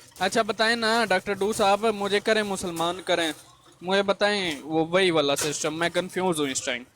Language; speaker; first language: Urdu; native; Urdu